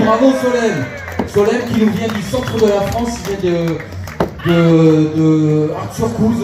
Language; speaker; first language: French; native; French